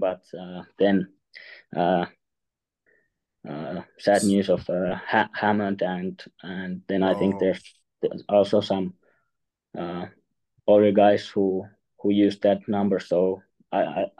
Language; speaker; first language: English; non-native, fluent; Finnish